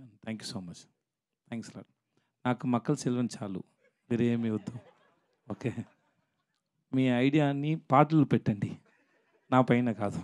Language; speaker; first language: Telugu; non-native, learner; Tamil